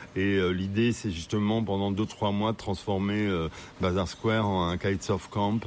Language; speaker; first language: French; native; French